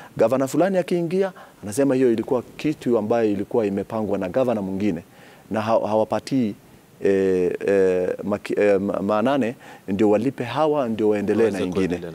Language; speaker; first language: Swahili; non-native, local second language; Somali